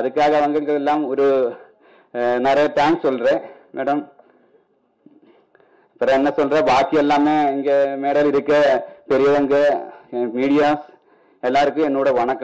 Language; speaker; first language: Tamil; non-native, learner; Malayalam